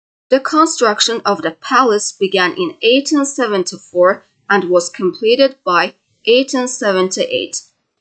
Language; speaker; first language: English; non-native, fluent; Azerbaijani